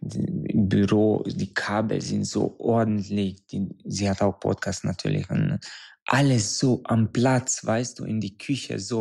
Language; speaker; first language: German; non-native, fluent; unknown